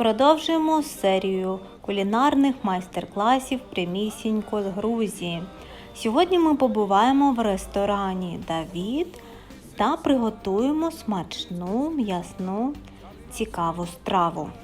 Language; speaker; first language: Ukrainian; native; Ukrainian